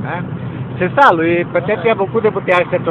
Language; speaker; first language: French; non-native, learner; Portuguese